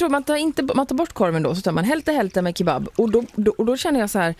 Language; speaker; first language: Swedish; native; Swedish